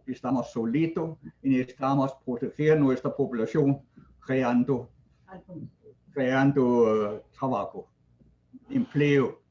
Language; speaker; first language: Spanish; non-native, fluent; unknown